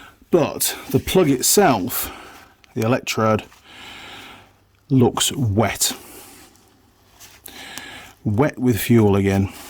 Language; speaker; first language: English; native; English